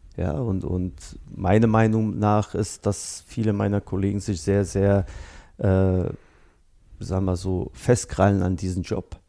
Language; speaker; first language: German; early bilingual, other home language; Bosnian